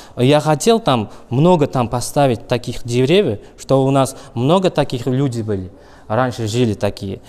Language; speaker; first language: Russian; non-native, learner; Uzbek